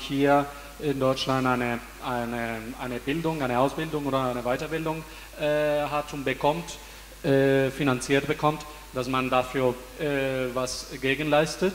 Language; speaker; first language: German; non-native, fluent; Spanish